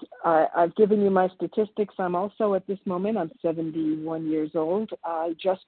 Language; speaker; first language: English; early bilingual, other home language; Italian